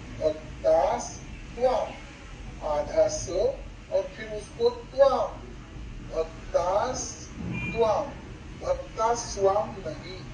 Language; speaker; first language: Hindi; non-native, local second language; Marathi